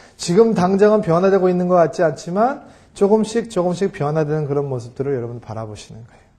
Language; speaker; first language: Korean; early bilingual, heritage; Korean